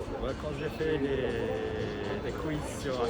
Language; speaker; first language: French; non-native, learner; Japanese